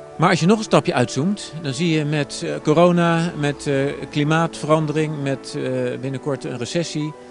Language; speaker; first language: Dutch; native; Dutch